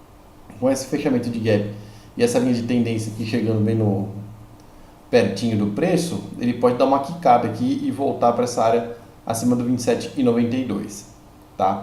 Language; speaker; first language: Portuguese; native; Portuguese